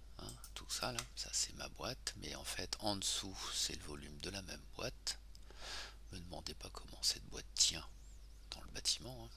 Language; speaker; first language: French; native; French